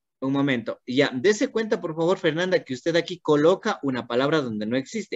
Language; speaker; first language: Spanish; native; Spanish